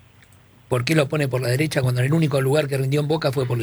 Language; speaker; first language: Spanish; native; Spanish